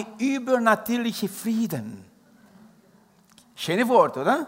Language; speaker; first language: German; non-native, learner; Portuguese